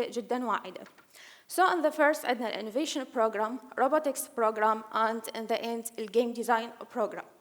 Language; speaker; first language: English; non-native, learner; Arabic